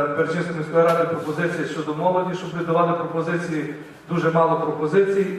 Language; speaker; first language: Ukrainian; native; Ukrainian